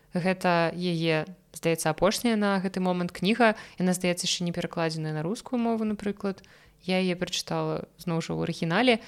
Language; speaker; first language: Belarusian; non-native, local second language; Russian